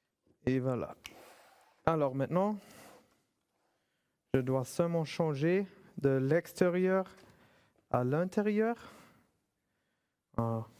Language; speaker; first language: French; non-native, fluent; German